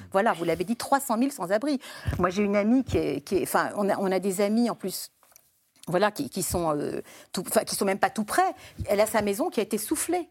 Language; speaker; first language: French; early bilingual, other home language; Arabic